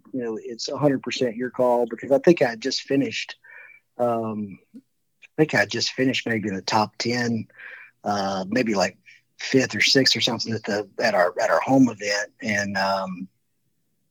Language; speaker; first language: English; native; English